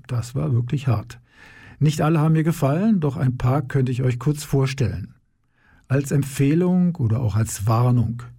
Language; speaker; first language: German; native; German